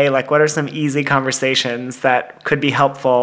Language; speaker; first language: English; native; English